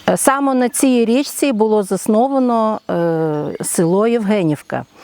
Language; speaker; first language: Ukrainian; native; Ukrainian